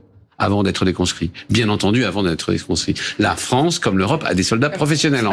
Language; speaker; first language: French; native; French